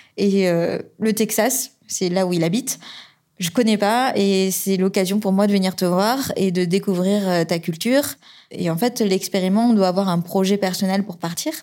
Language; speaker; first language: French; native; French